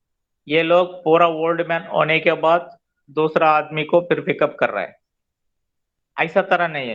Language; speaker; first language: Hindi; non-native, local second language; Telugu